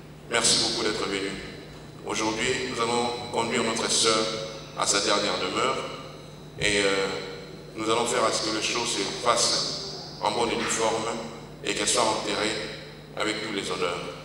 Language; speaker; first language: French; non-native, local second language; Lingala